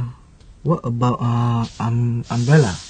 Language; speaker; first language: English; non-native, learner; Malay